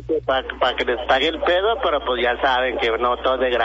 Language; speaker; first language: Spanish; native; Spanish